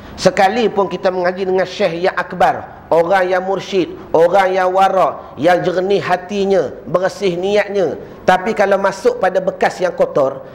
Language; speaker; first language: Malay; native; Malay